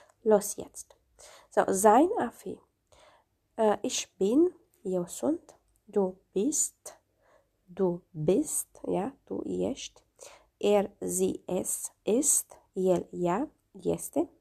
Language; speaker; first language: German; non-native, fluent; Romanian